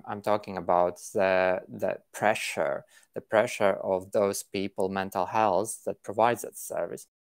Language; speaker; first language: English; non-native, fluent; Latvian